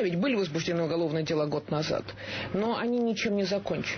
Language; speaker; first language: Russian; native; Russian